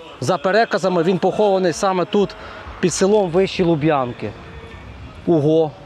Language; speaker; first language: Ukrainian; native; Ukrainian